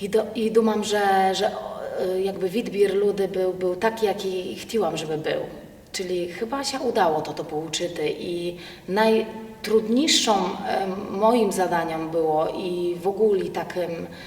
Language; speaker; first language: Polish; non-native, local second language; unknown